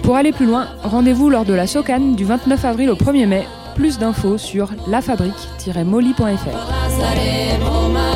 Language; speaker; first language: French; native; French